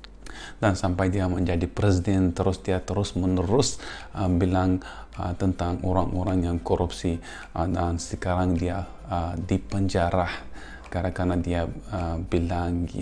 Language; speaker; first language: Indonesian; non-native, fluent; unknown